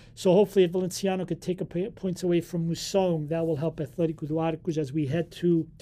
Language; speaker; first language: English; early bilingual, other home language; Portuguese